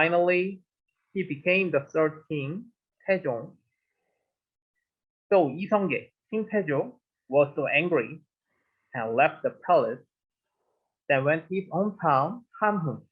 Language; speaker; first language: English; non-native, learner; Korean